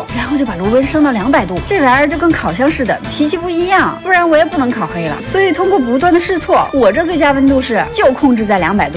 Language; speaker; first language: Chinese; native; Chinese